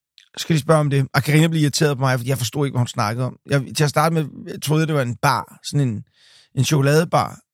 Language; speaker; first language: Danish; native; Danish